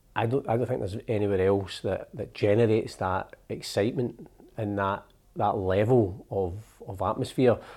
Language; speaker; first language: English; native; English